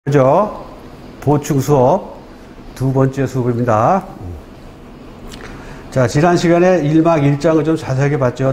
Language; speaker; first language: Korean; native; Korean